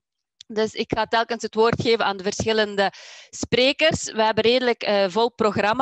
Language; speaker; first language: Dutch; native; Dutch